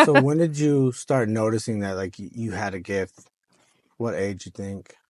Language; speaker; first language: English; native; English